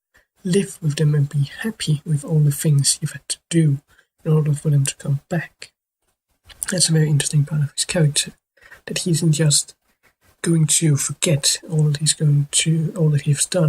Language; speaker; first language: English; non-native, fluent; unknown